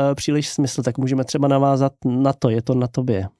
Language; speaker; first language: Czech; native; Czech